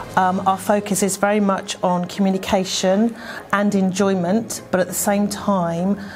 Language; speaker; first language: English; native; English